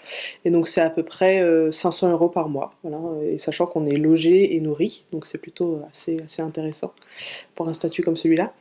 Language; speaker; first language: French; native; French